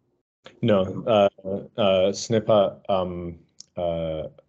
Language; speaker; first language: French; non-native, learner; English